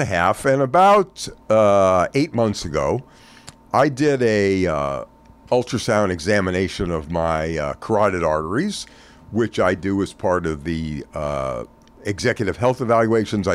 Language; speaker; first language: English; native; English